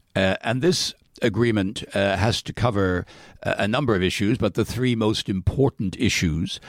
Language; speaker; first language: English; native; English